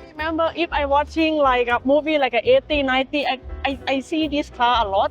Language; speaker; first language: English; non-native, learner; Thai